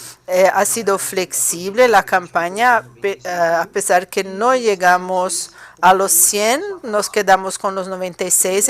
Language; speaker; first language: Spanish; non-native, fluent; Portuguese